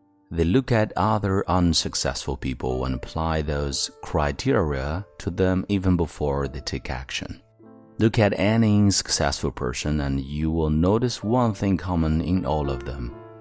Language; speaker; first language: English; non-native, fluent; Chinese